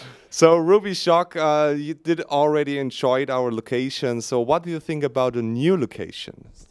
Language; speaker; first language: English; non-native, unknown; German